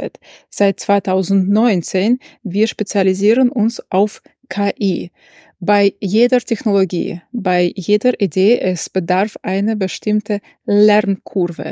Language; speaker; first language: German; non-native, fluent; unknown